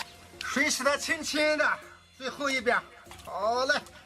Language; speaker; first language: Chinese; native; Chinese